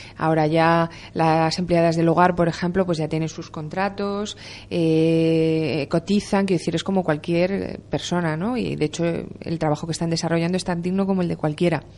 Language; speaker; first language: Spanish; native; Spanish